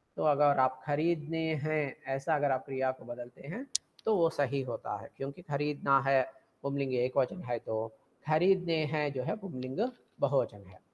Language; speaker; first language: Hindi; non-native, local second language; Telugu